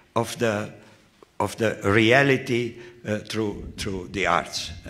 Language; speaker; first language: English; non-native, fluent; Romanian